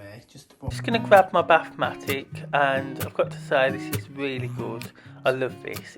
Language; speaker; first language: English; native; English